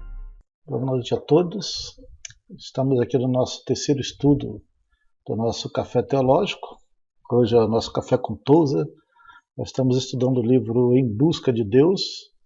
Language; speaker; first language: Portuguese; native; Portuguese